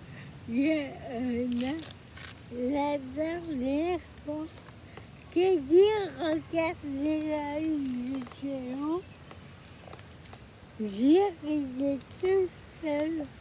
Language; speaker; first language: French; non-native, learner; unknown